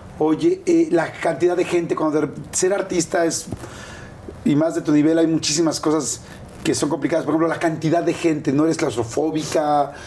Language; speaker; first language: Spanish; native; Spanish